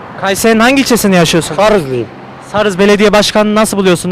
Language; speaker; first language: Turkish; native; Turkish